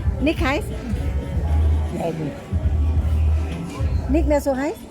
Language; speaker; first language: German; non-native, learner; Thai